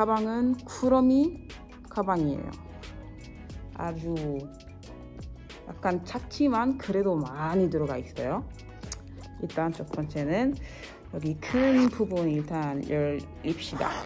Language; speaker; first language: Korean; non-native, fluent; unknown